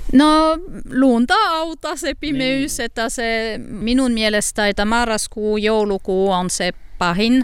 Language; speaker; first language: Finnish; non-native, learner; French